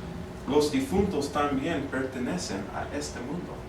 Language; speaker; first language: Spanish; non-native, fluent; English